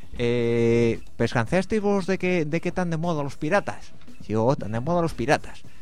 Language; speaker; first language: Spanish; native; Spanish